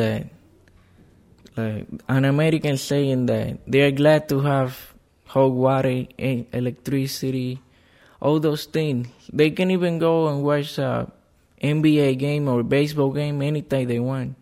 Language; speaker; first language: English; non-native, fluent; Spanish